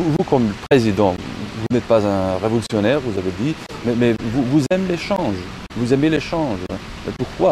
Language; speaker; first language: French; non-native, fluent; Slovenian